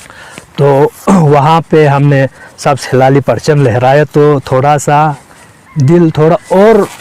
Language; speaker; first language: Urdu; non-native, local second language; Balti